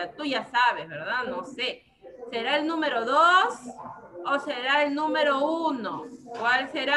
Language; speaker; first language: Spanish; native; Spanish